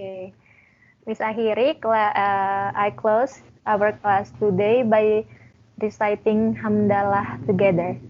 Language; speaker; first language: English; non-native, learner; Indonesian